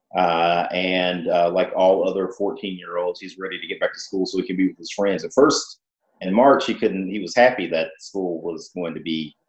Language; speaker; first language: English; native; English